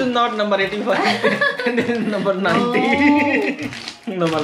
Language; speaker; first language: English; non-native, learner; Urdu